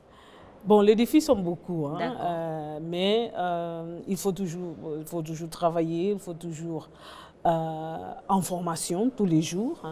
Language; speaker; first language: French; non-native, learner; Portuguese